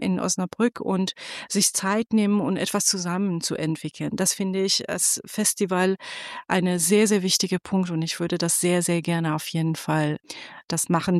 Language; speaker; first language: German; non-native, fluent; Persian